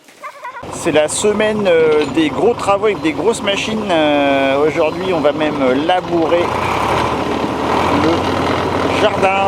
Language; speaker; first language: French; native; French